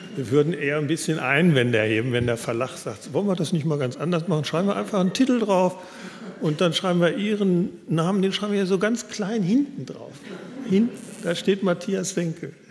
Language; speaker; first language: German; native; German